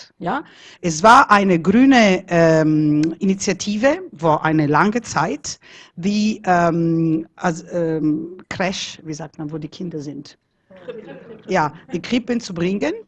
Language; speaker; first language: German; non-native, fluent; Italian